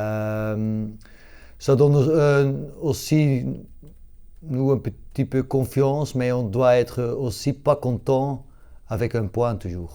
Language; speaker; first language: French; non-native, local second language; Dutch